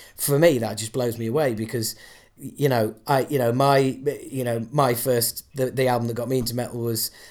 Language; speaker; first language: English; native; English